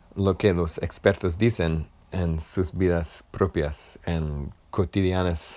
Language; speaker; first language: Spanish; non-native, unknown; English